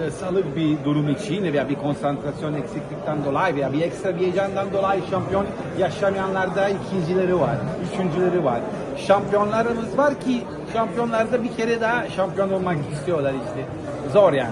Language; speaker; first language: Turkish; non-native, fluent; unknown